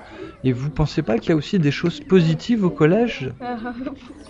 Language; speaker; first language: French; native; French